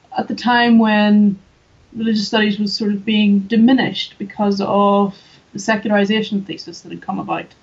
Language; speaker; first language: English; native; English